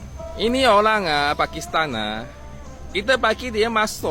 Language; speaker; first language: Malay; non-native, local second language; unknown